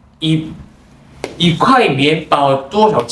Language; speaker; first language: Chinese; non-native, learner; Korean